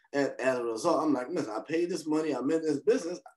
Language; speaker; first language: English; native; English